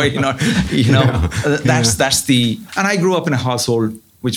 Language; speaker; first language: English; non-native, local second language; Tamil